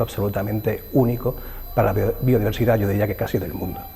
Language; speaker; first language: Spanish; native; Spanish